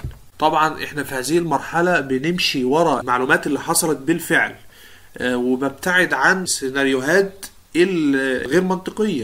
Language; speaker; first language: Arabic; native; Arabic